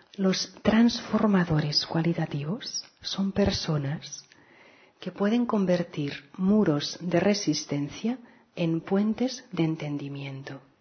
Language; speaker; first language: Spanish; non-native, local second language; Catalan